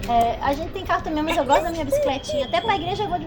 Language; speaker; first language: Portuguese; native; Portuguese